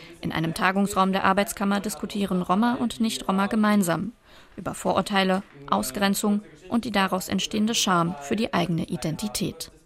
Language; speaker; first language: German; native; German